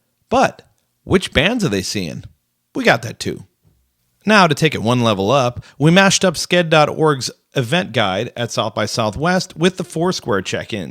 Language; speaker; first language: English; native; English